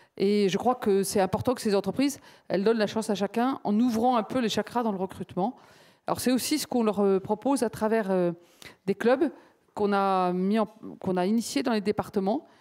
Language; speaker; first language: French; native; French